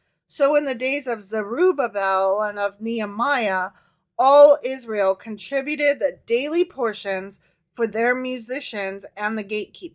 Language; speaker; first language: English; native; English